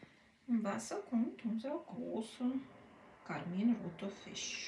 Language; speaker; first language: German; non-native, fluent; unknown